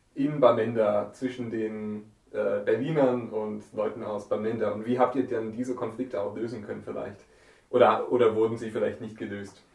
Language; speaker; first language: German; native; German